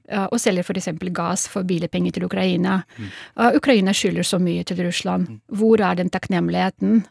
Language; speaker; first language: Norwegian; non-native, fluent; Russian